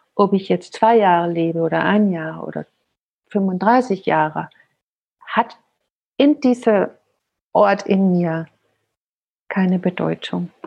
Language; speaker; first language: German; non-native, fluent; Danish